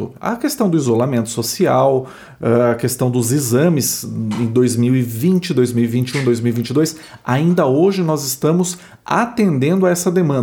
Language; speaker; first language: Portuguese; native; Portuguese